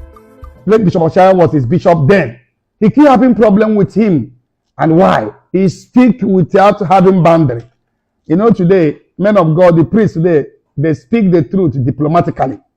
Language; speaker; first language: English; non-native, local second language; Igbo